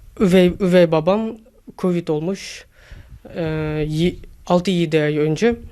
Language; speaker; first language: Turkish; early bilingual, other home language; Kazakh